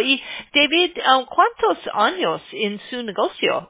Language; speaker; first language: Spanish; non-native, learner; English